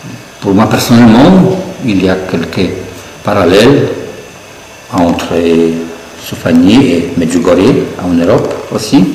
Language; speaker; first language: French; non-native, fluent; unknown